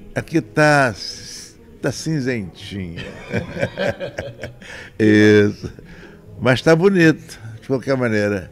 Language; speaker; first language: Portuguese; native; Portuguese